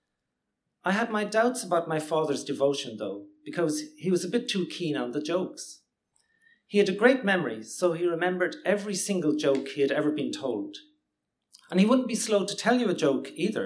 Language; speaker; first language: English; native; English